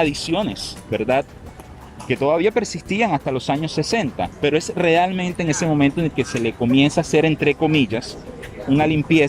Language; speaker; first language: Spanish; native; Spanish